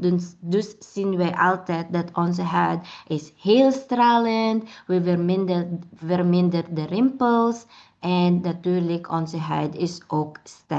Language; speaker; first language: Dutch; non-native, learner; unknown